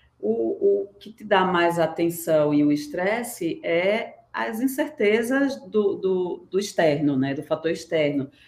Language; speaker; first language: Portuguese; native; Portuguese